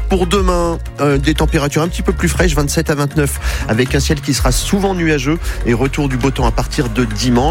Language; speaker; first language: French; native; French